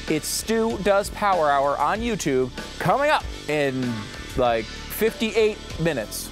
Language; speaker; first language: English; native; English